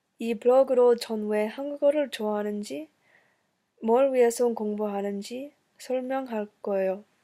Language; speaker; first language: Korean; early bilingual, heritage; English